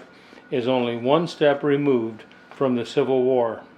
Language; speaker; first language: English; native; English